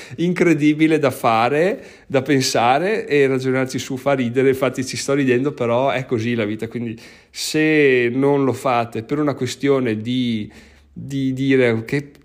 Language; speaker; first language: Italian; native; Italian